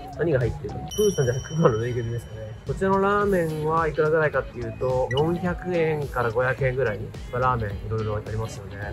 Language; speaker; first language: Japanese; native; Japanese